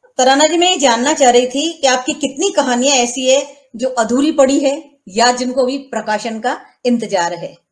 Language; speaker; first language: Hindi; native; Hindi